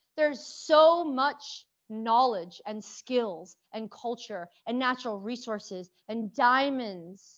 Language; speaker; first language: English; early bilingual, other home language; Persian